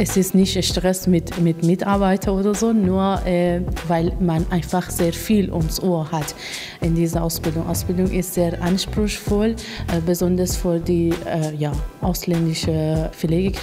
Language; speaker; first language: German; non-native, learner; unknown